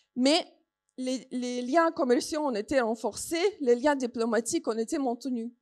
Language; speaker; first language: French; non-native, fluent; Ukrainian